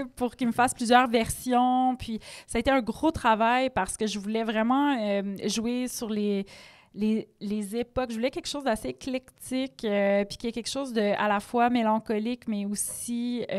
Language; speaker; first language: French; native; French